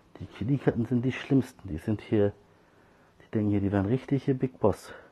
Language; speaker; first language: German; early bilingual, other home language; Turkish